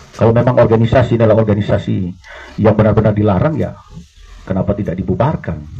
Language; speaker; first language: Indonesian; native; Indonesian